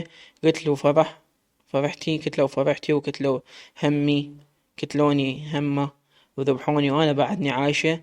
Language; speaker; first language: Arabic; native; Arabic